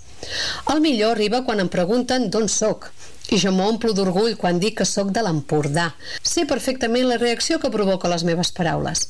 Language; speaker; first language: Catalan; native; Catalan